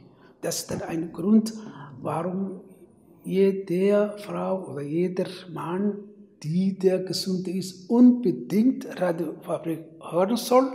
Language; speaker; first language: German; non-native, fluent; Somali